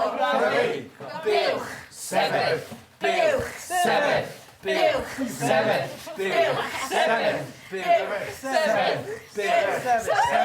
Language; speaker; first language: Welsh; non-native, learner; English